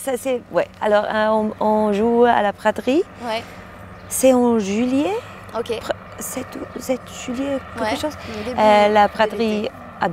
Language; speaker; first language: French; non-native, learner; German